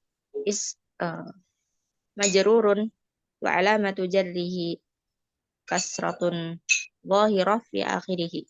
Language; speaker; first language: Arabic; non-native, learner; Indonesian